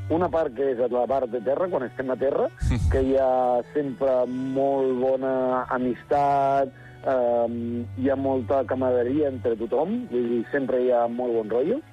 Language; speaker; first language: Catalan; early bilingual, other home language; Spanish